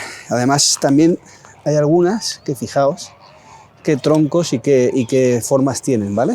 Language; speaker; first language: Spanish; native; Spanish